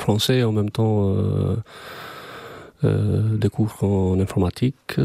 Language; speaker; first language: French; non-native, fluent; Albanian